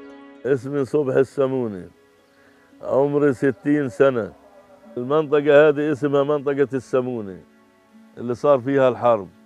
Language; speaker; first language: Arabic; native; Arabic